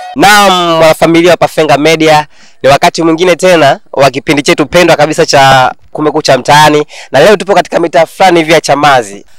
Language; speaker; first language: Swahili; native; Swahili